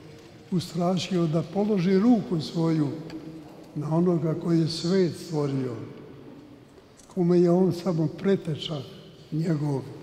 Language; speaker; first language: Serbian; native; Serbian